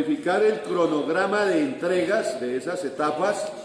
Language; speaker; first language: Spanish; native; Spanish